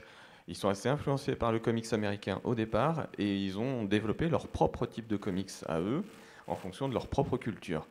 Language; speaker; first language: French; native; French